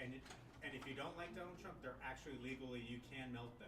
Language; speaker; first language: English; native; English